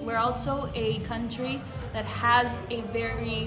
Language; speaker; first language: English; non-native, fluent; Italian